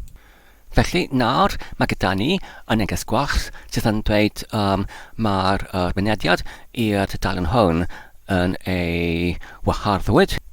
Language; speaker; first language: Welsh; non-native, learner; Polish